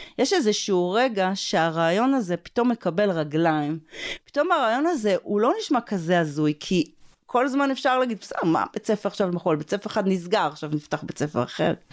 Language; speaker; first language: Hebrew; native; Hebrew